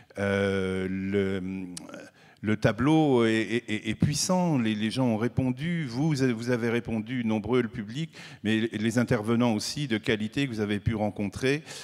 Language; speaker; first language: French; native; French